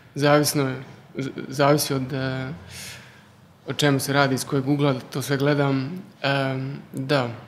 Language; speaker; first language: Serbian; early bilingual, heritage; Serbian